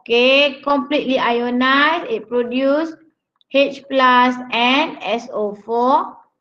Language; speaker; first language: English; non-native, local second language; Malay